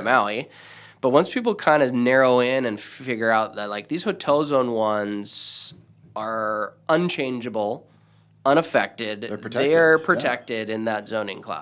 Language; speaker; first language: English; native; English